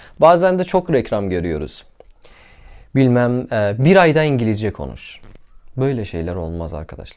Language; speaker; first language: Turkish; non-native, learner; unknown